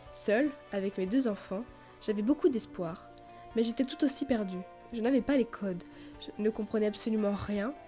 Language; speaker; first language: French; native; French